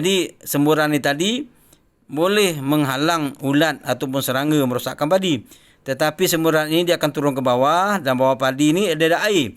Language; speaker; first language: Malay; native; Malay